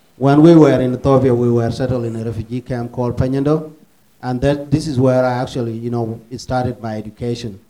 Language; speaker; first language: English; early bilingual, other home language; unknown